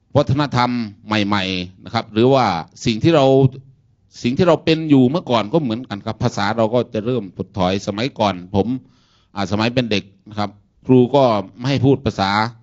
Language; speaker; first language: Thai; non-native, local second language; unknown